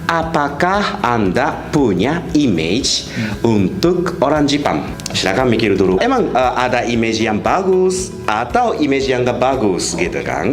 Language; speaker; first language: Indonesian; non-native, fluent; Japanese